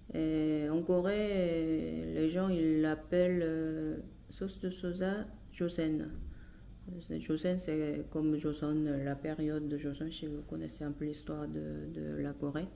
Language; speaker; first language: French; non-native, fluent; Korean